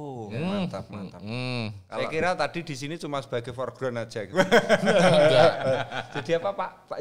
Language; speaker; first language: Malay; non-native, local second language; Javanese